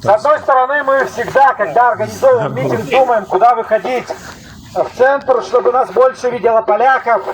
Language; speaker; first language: Russian; native; Russian